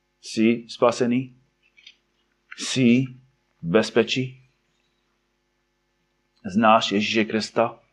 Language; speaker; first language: Czech; non-native, fluent; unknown